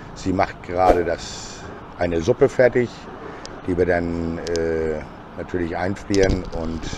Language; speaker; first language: German; native; German